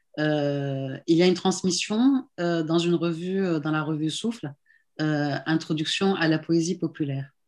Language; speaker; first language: French; non-native, local second language; Arabic